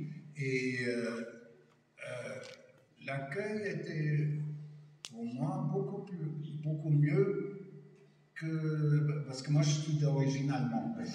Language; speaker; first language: French; non-native, fluent; German